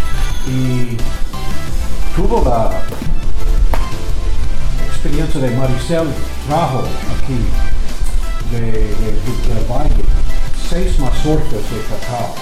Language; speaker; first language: Spanish; non-native, learner; English